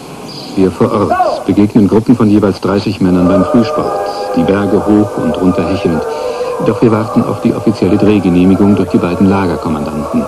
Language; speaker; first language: German; native; German